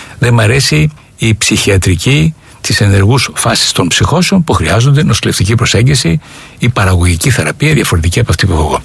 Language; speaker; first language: Greek; native; Greek